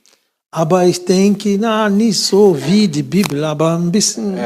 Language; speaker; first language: German; non-native, fluent; Portuguese